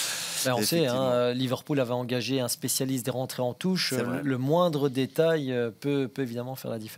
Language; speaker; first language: French; native; French